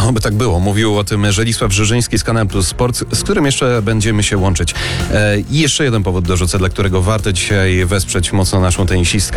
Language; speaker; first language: Polish; native; Polish